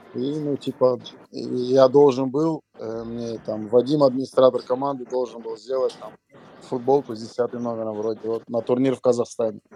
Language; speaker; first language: Russian; native; Russian